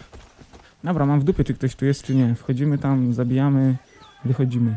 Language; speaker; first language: Polish; native; Polish